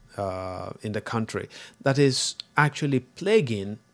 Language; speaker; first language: English; non-native, local second language; Igbo